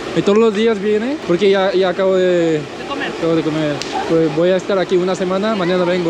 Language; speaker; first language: Spanish; non-native, learner; Korean